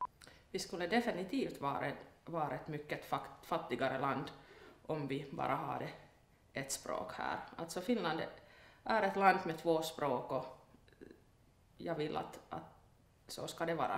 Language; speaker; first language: Swedish; non-native, local second language; Finnish